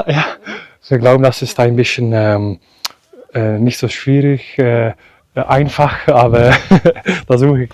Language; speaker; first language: German; non-native, learner; Dutch